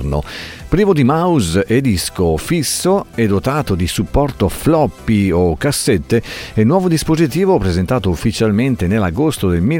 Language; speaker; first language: Italian; native; Italian